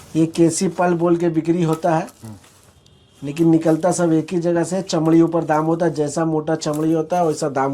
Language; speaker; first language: Hindi; non-native, local second language; Bangla